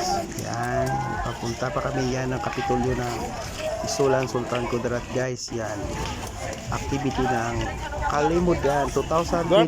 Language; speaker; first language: Filipino; non-native, local second language; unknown